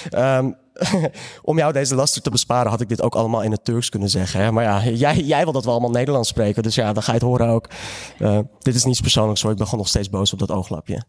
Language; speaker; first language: Dutch; early bilingual, other home language; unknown